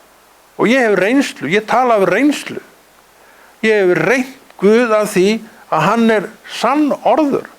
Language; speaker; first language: Icelandic; native; Icelandic